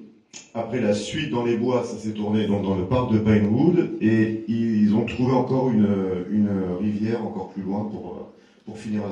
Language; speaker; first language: French; native; French